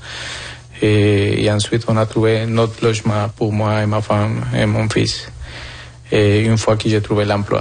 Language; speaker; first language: French; non-native, fluent; Spanish